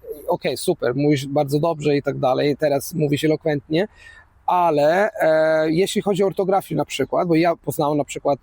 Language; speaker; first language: Polish; non-native, fluent; Italian